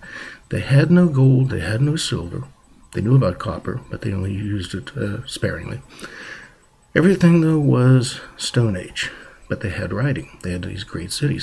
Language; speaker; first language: English; native; English